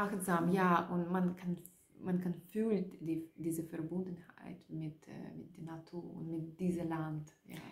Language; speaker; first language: German; non-native, learner; Russian